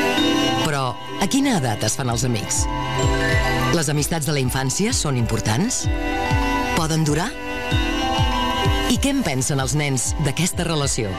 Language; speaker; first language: Catalan; native; Catalan